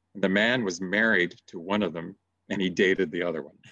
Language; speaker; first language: English; native; English